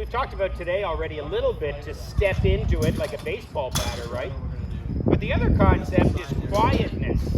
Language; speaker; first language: English; native; English